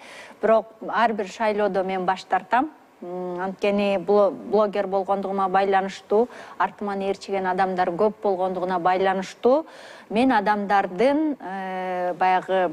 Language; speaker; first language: Kyrgyz; native; Kyrgyz